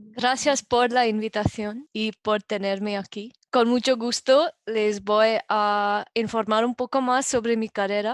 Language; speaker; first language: Spanish; non-native, fluent; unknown